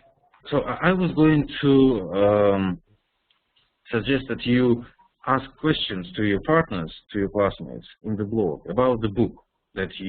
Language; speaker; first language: English; non-native, fluent; Russian